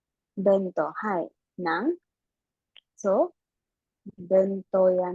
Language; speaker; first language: Japanese; non-native, fluent; Filipino